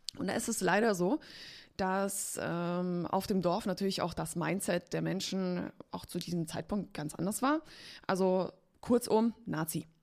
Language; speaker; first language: German; early bilingual, heritage; Polish